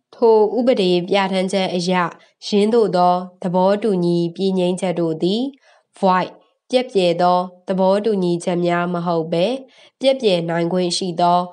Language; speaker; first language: Burmese; native; Burmese